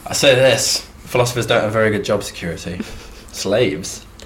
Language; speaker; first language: English; native; English